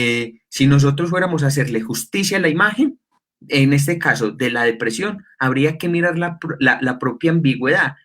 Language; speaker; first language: Spanish; native; Spanish